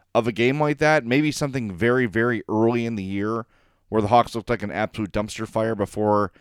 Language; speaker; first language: English; native; English